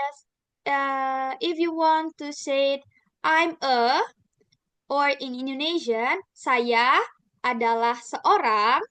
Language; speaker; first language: English; non-native, learner; Indonesian